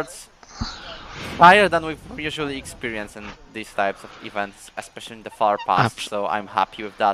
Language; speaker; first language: English; non-native, fluent; Polish